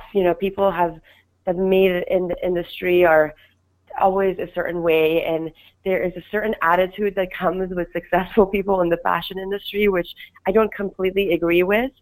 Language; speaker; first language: English; non-native, fluent; Persian